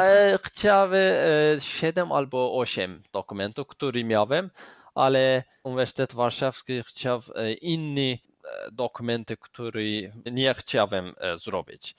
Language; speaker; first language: Polish; non-native, learner; Azerbaijani